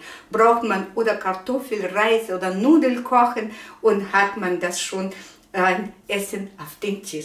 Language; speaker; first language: German; non-native, fluent; Russian